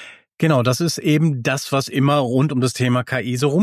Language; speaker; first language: German; native; German